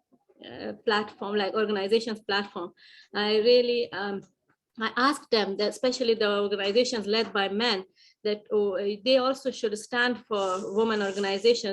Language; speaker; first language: English; non-native, fluent; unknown